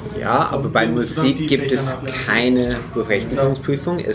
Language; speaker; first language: German; non-native, fluent; English